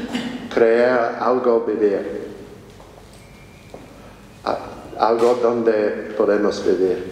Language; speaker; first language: Spanish; non-native, fluent; English